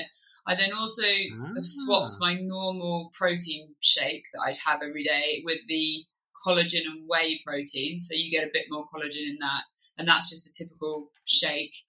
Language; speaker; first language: English; native; English